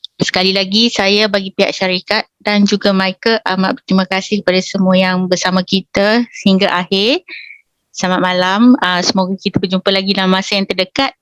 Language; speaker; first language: Malay; non-native, local second language; Chinese